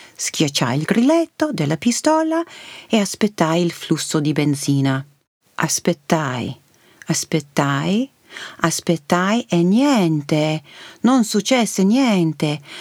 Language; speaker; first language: Italian; early bilingual, heritage; Italian